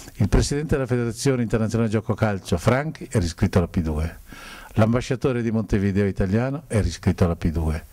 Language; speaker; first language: Italian; native; Italian